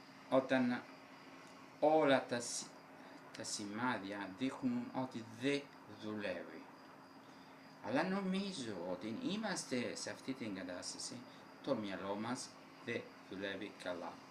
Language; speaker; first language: Greek; non-native, fluent; Italian